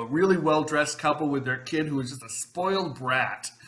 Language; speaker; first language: English; native; English